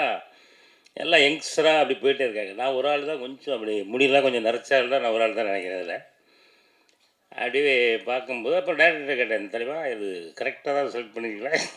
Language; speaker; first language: Tamil; native; Tamil